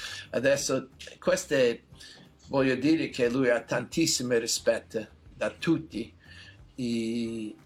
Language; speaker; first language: Italian; non-native, fluent; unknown